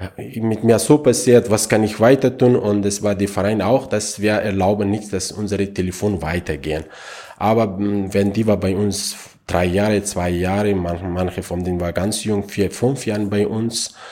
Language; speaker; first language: German; non-native, learner; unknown